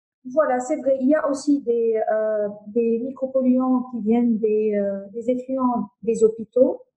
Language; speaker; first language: French; non-native, local second language; Arabic